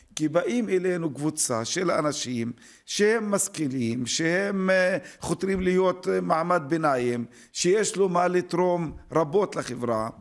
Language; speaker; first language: Hebrew; non-native, local second language; Arabic